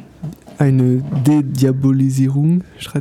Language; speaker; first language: German; non-native, learner; French